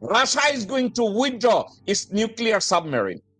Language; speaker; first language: English; non-native, local second language; Bangla